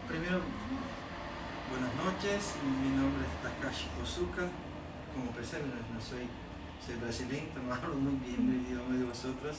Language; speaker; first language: Spanish; non-native, learner; Portuguese